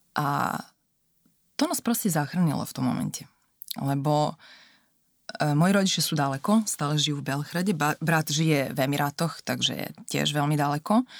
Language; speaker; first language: Slovak; non-native, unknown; Serbian